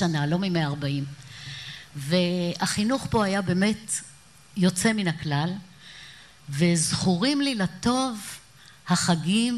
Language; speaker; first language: Hebrew; native; Hebrew